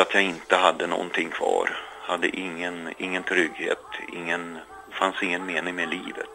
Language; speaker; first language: Swedish; native; Swedish